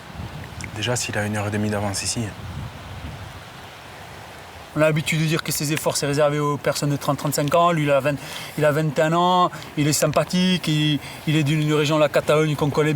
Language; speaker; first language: French; native; French